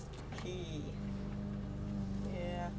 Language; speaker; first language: English; native; English